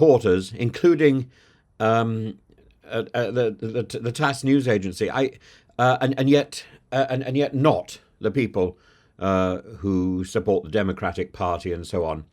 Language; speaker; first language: English; native; English